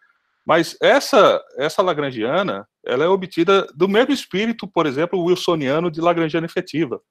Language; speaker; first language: Portuguese; native; Portuguese